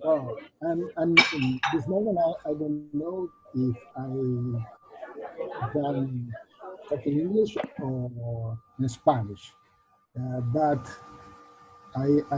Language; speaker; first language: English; non-native, learner; Spanish